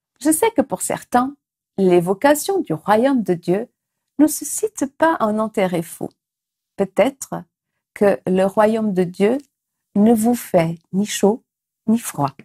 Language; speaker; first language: French; non-native, fluent; Portuguese